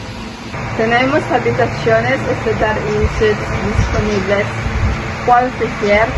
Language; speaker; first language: Spanish; non-native, learner; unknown